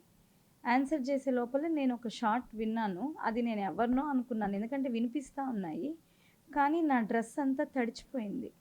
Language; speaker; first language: Telugu; native; Telugu